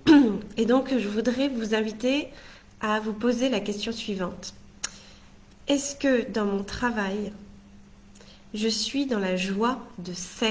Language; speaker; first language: French; native; French